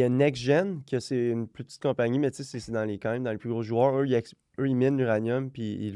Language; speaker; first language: French; native; French